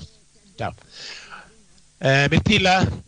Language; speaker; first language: English; non-native, learner; Italian